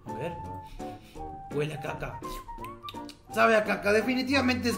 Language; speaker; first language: Spanish; native; Spanish